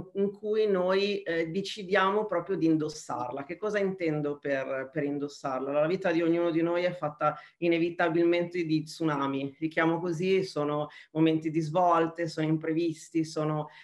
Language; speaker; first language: Italian; native; Italian